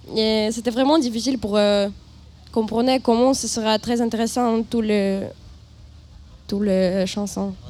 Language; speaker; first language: French; non-native, learner; Ukrainian